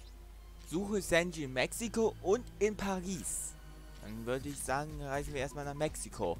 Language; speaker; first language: German; native; German